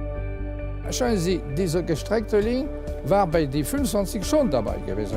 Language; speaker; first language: German; non-native, fluent; French